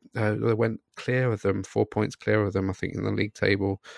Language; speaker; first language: English; native; English